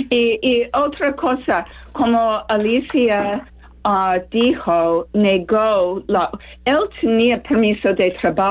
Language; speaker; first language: Spanish; non-native, fluent; English